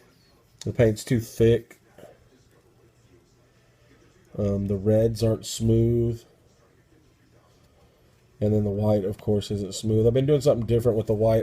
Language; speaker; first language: English; native; English